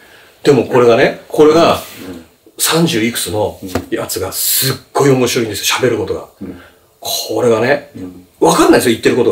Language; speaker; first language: Japanese; native; Japanese